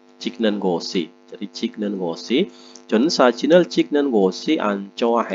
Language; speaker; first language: Korean; non-native, fluent; Indonesian